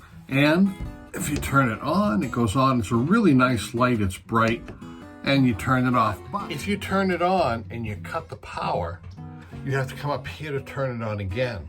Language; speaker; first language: English; native; English